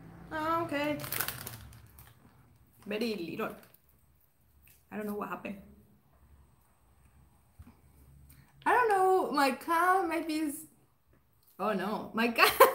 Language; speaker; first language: English; non-native, learner; Spanish